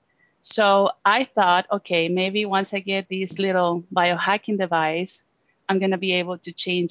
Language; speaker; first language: English; non-native, fluent; Spanish